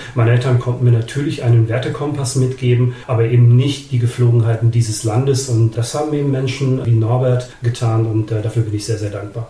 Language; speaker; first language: German; early bilingual, other home language; Bosnian